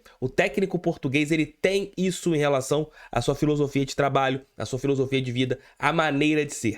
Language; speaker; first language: Portuguese; native; Portuguese